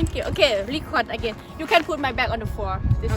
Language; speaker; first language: English; non-native, learner; Thai